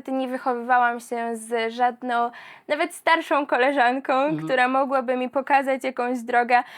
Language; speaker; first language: Polish; native; Polish